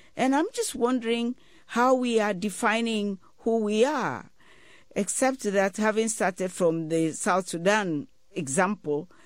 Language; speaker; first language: English; non-native, local second language; Ewe